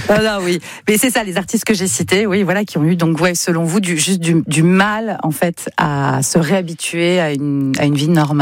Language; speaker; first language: French; native; French